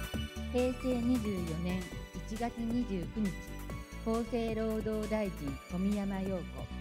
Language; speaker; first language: Japanese; native; Japanese